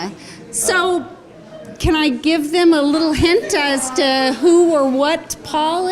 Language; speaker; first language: English; native; English